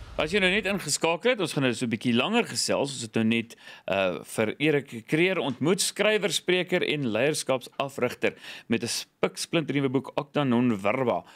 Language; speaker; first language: Afrikaans; native; Afrikaans